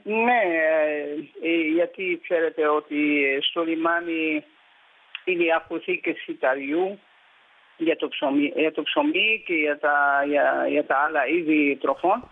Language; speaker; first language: Greek; early bilingual, heritage; Greek